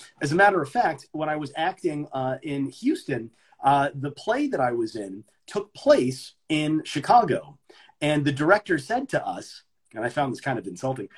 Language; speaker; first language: English; native; English